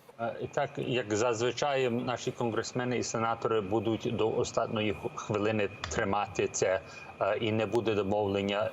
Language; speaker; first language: Ukrainian; early bilingual, heritage; Ukrainian